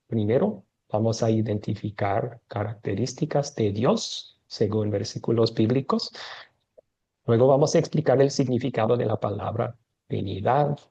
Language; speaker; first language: Spanish; non-native, fluent; English